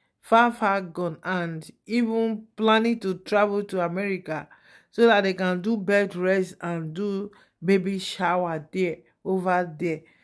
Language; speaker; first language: Nigerian Pidgin; native; Nigerian Pidgin